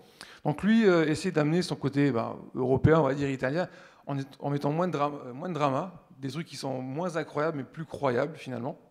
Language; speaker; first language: French; native; French